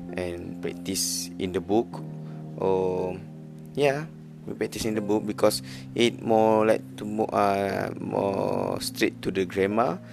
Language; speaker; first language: English; non-native, learner; Malay